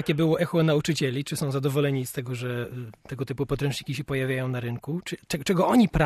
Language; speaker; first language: Polish; native; Polish